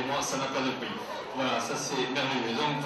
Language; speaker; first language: French; native; French